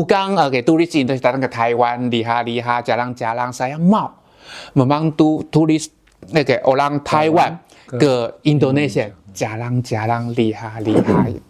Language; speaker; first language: Indonesian; non-native, learner; Chinese